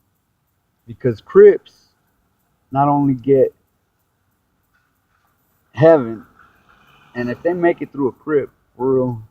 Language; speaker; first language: English; native; English